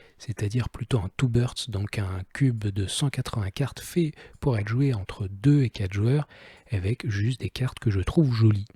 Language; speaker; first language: French; native; French